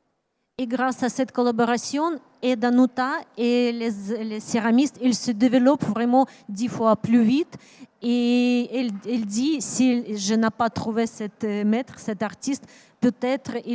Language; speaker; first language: French; non-native, learner; Ukrainian